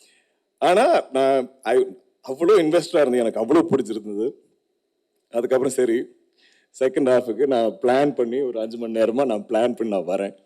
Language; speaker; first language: Tamil; non-native, local second language; Malayalam